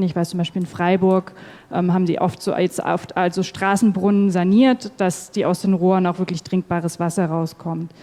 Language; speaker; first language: German; native; German